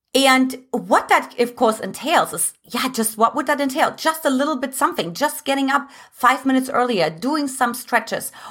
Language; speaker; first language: English; non-native, fluent; German